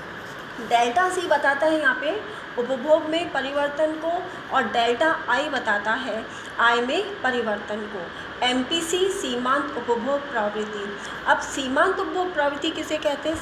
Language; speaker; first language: Hindi; native; Hindi